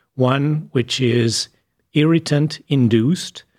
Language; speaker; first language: English; non-native, fluent; Spanish